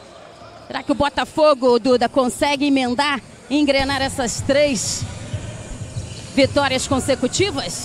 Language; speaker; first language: Portuguese; native; Portuguese